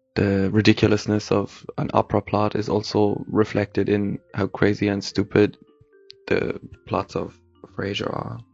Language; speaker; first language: English; native; English